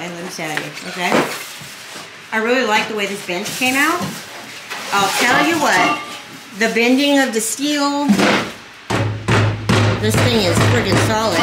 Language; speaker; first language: English; native; English